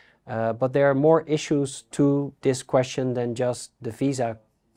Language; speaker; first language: English; non-native, fluent; Dutch